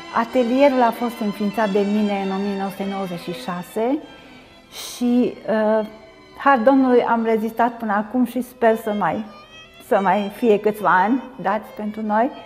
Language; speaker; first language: Romanian; non-native, local second language; Hungarian